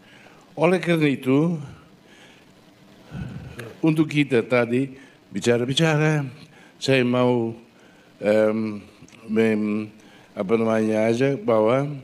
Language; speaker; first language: Indonesian; non-native, fluent; Portuguese